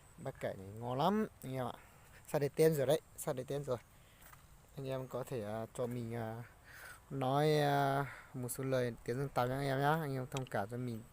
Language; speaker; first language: Vietnamese; non-native, local second language; Hmong